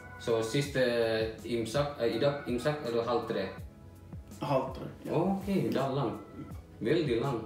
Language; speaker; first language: Norwegian; non-native, learner; Indonesian